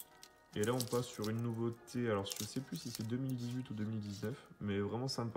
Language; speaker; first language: French; native; French